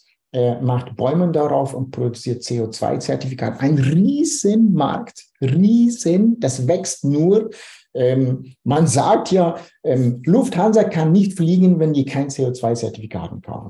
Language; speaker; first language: German; non-native, fluent; Dutch